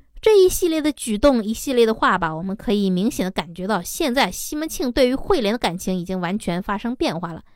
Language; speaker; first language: Chinese; native; Chinese